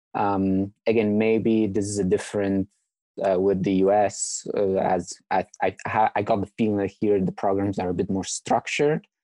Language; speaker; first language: English; non-native, fluent; Italian